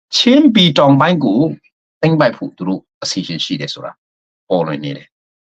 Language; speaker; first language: Burmese; non-native, local second language; Hakha Chin